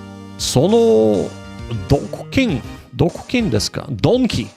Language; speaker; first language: Japanese; non-native, learner; English